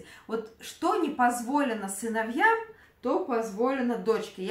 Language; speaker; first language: Russian; native; Russian